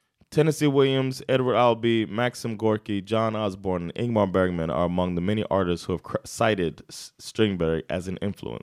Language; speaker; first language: English; native; English